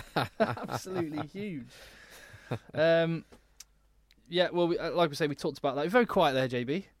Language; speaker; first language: English; native; English